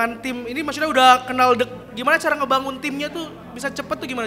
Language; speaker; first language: Indonesian; native; Indonesian